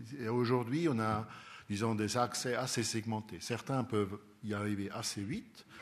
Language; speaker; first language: French; non-native, local second language; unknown